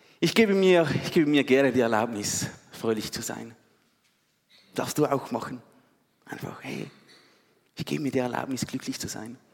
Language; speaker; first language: German; native; German